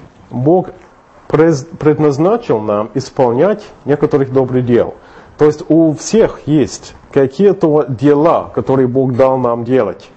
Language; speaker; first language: Russian; non-native, fluent; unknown